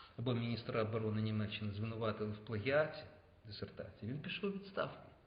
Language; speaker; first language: Ukrainian; native; Ukrainian